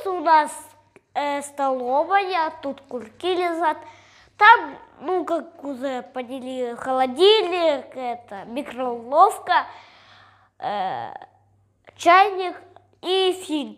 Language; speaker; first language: Russian; native; Russian